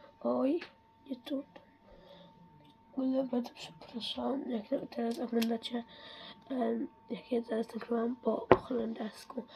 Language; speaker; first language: Polish; early bilingual, heritage; Dutch